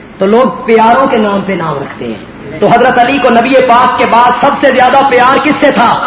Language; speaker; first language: Urdu; non-native, local second language; Punjabi